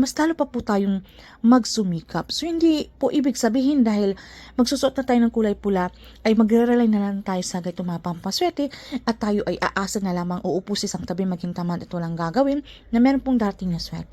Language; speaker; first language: Filipino; native; Filipino